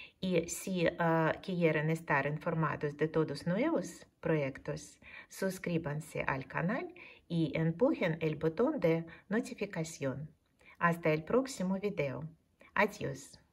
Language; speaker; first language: Spanish; non-native, fluent; Russian